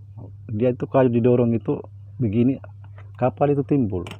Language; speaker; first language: Indonesian; native; Indonesian